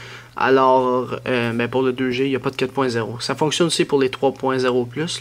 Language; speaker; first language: French; native; French